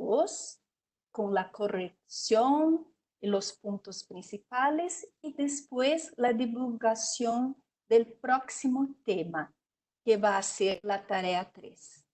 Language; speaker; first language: Spanish; non-native, learner; Portuguese